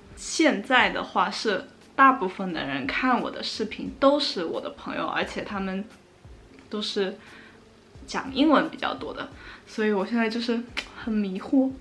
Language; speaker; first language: Chinese; early bilingual, heritage; Chinese